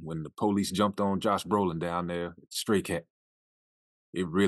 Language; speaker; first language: English; native; English